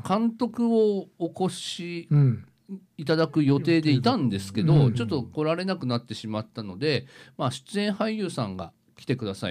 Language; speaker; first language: Japanese; native; Japanese